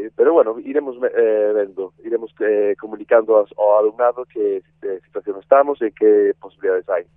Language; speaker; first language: Galician; non-native, fluent; English